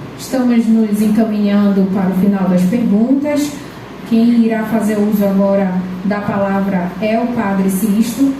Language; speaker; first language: Portuguese; native; Portuguese